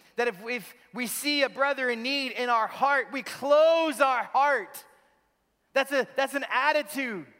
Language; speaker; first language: English; native; English